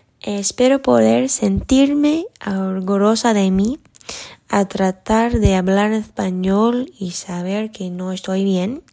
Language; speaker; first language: Spanish; non-native, learner; English